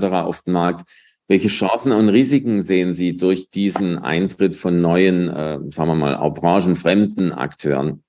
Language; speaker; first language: German; native; German